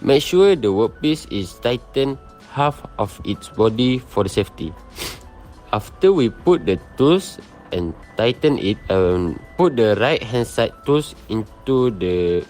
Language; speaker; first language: English; non-native, local second language; Malay